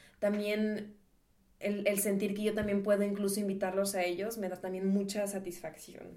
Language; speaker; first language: Spanish; native; Spanish